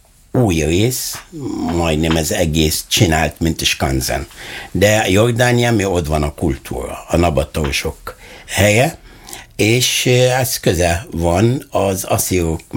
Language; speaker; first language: Hungarian; non-native, fluent; Arabic